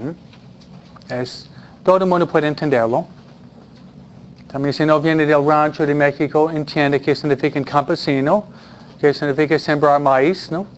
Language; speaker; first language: Spanish; non-native, fluent; English